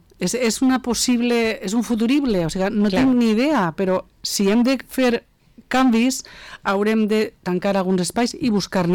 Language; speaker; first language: Catalan; native; Catalan